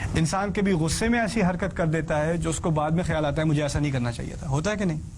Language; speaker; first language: Urdu; early bilingual, heritage; Urdu